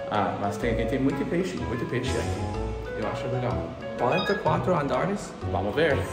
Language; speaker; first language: Portuguese; non-native, fluent; English